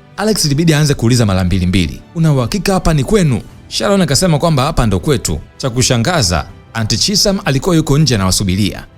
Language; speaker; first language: Swahili; native; Swahili